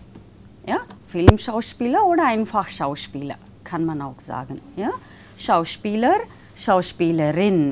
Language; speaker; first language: German; non-native, fluent; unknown